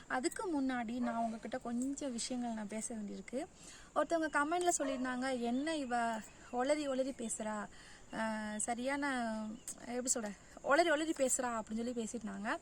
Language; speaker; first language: Tamil; non-native, local second language; Malayalam